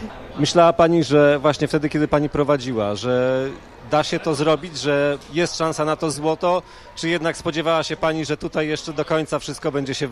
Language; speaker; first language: Polish; native; Polish